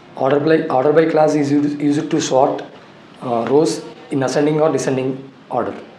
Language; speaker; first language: English; non-native, local second language; Telugu